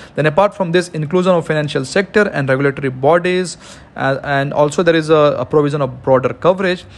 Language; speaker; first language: English; non-native, local second language; Hindi